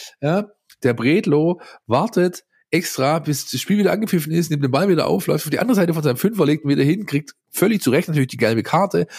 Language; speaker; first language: German; native; German